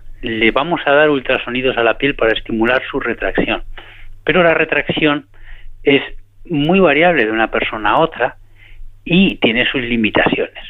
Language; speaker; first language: Spanish; native; Spanish